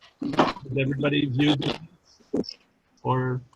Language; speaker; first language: English; native; English